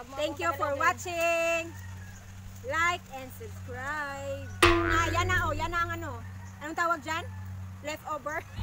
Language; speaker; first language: Filipino; non-native, local second language; Cebuano